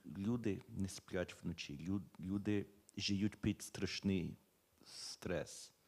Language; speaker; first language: Ukrainian; early bilingual, heritage; Ukrainian